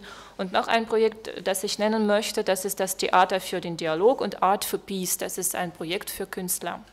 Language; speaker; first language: German; non-native, fluent; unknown